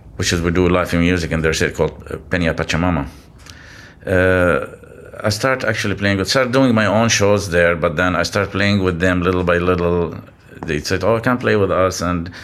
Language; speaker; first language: English; non-native, fluent; Arabic